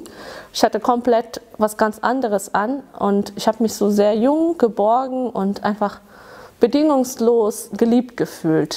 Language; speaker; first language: German; early bilingual, other home language; Tamil